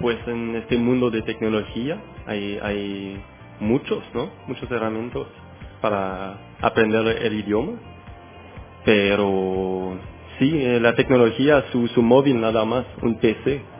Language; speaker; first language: Spanish; non-native, fluent; French